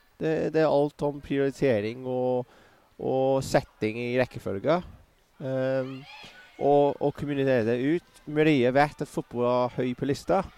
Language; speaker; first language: Norwegian; non-native, fluent; English